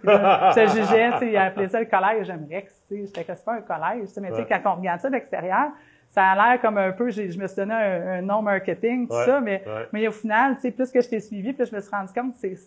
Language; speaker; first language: French; native; French